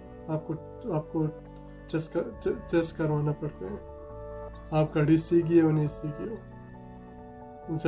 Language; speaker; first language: Hindi; non-native, fluent; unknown